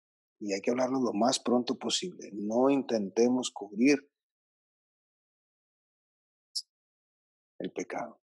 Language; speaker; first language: Spanish; native; Spanish